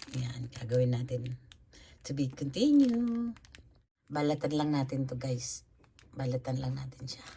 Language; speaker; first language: Filipino; non-native, local second language; Cebuano